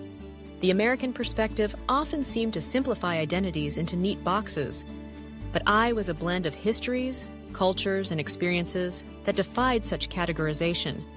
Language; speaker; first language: English; early bilingual, other home language; Russian